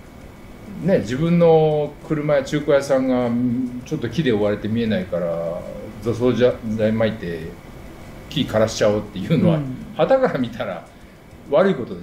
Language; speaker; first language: Japanese; native; Japanese